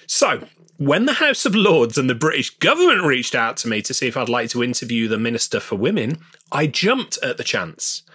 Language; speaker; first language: English; native; English